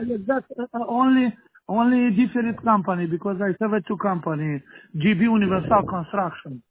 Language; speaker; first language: English; non-native, learner; Romanian